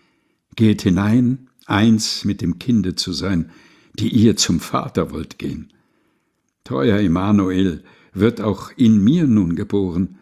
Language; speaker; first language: German; native; German